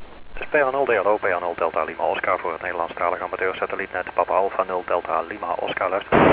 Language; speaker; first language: Dutch; native; Dutch